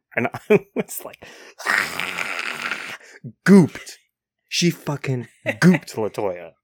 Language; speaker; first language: English; native; English